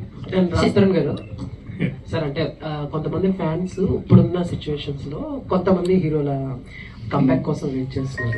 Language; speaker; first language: Telugu; native; Telugu